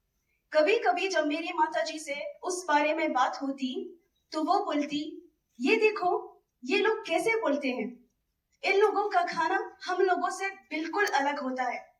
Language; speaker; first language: Hindi; non-native, fluent; Arabic